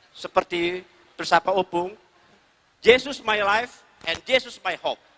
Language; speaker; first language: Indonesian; non-native, local second language; Batak Toba